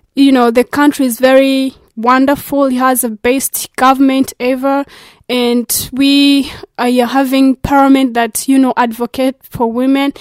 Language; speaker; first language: English; non-native, local second language; Kinyarwanda